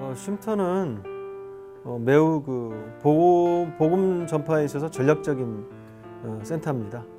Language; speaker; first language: Korean; native; Korean